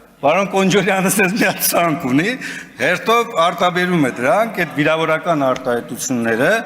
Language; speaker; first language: Armenian; native; Armenian